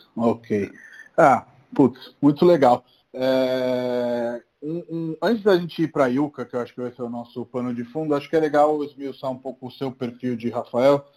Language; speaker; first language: Portuguese; non-native, fluent; Italian